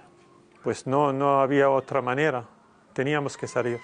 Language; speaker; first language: Spanish; non-native, fluent; Arabic